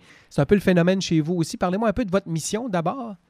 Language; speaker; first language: French; native; French